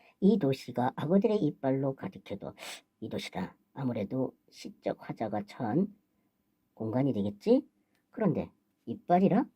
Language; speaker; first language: Korean; native; Korean